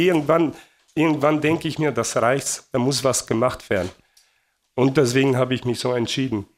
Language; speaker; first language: German; non-native, fluent; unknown